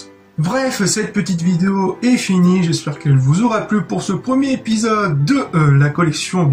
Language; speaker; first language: French; native; French